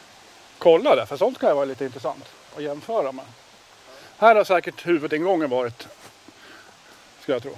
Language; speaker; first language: Swedish; native; Swedish